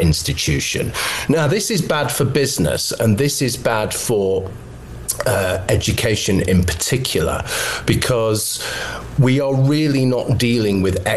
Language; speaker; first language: English; native; English